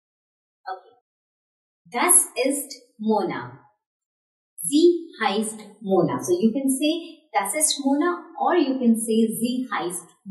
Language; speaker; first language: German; non-native, fluent; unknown